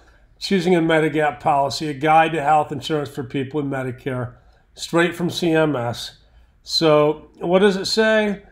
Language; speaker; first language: English; native; English